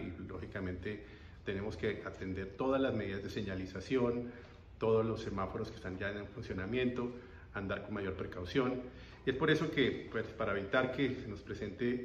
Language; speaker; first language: Spanish; native; Spanish